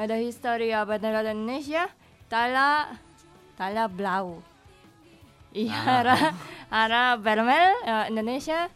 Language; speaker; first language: Catalan; non-native, learner; Indonesian